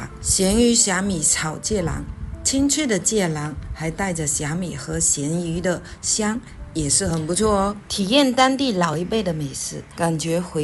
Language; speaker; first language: Chinese; native; Chinese